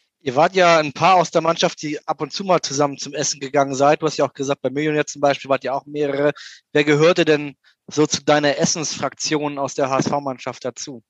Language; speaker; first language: German; native; German